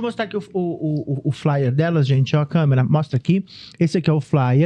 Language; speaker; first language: Portuguese; native; Portuguese